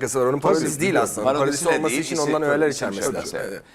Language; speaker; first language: Turkish; native; Turkish